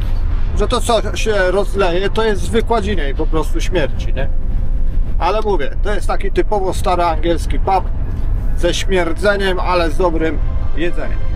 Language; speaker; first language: Polish; native; Polish